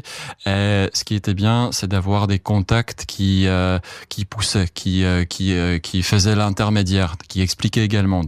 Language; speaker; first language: French; non-native, fluent; Czech